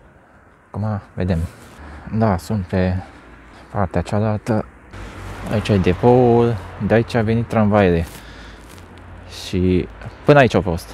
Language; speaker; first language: Romanian; non-native, local second language; Hungarian